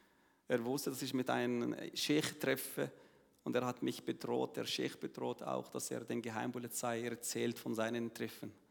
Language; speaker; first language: German; non-native, learner; Arabic